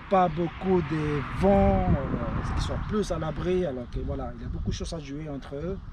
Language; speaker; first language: French; native; French